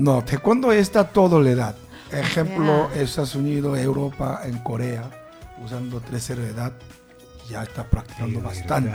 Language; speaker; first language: Spanish; non-native, learner; Korean